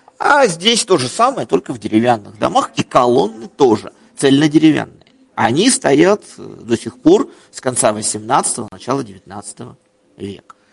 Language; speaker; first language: Russian; native; Russian